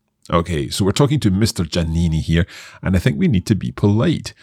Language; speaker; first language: English; native; English